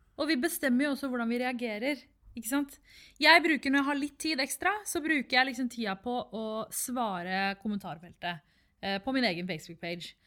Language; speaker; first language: Norwegian; early bilingual, other home language; Tamil